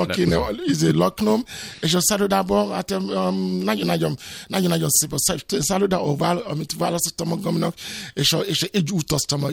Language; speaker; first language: Hungarian; non-native, fluent; Yoruba